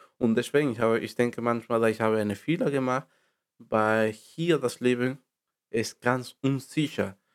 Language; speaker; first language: German; non-native, learner; Spanish